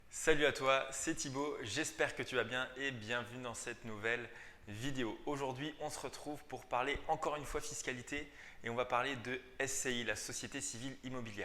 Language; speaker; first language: French; native; French